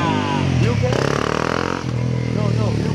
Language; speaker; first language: English; non-native, learner; Georgian